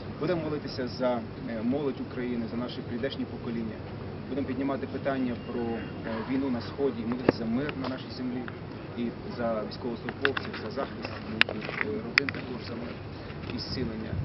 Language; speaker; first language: Ukrainian; native; Ukrainian